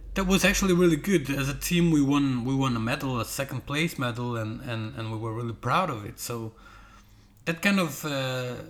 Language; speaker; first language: English; non-native, fluent; Portuguese